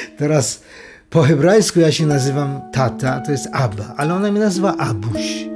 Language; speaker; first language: Polish; native; Polish